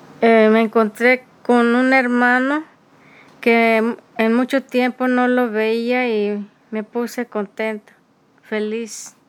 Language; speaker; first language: Spanish; native; Spanish